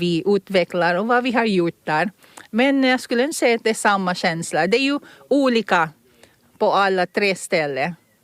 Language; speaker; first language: Swedish; non-native, fluent; Filipino